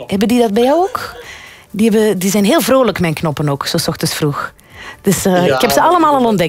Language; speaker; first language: Dutch; native; Dutch